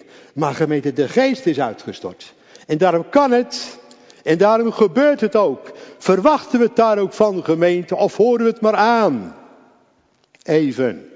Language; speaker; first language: Dutch; native; Dutch